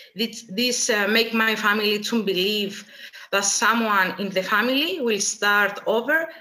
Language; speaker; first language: English; non-native, fluent; Greek